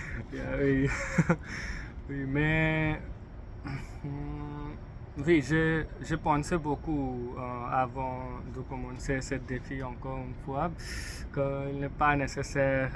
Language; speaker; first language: French; non-native, learner; English